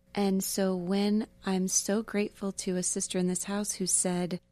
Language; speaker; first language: English; native; English